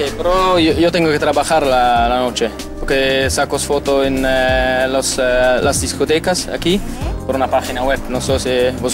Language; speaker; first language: Spanish; non-native, fluent; Italian